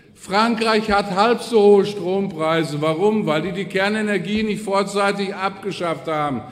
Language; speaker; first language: German; native; German